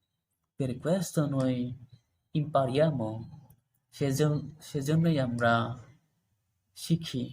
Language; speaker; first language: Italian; non-native, learner; Bangla